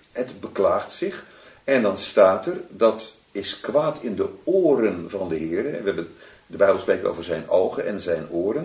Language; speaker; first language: Dutch; native; Dutch